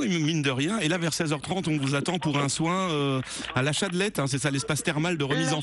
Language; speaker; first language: French; native; French